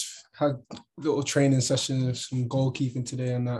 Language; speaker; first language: English; native; English